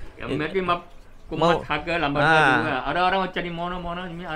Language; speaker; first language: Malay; non-native, local second language; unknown